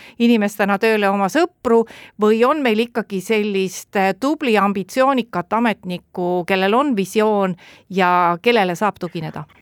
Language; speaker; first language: Estonian; native; Estonian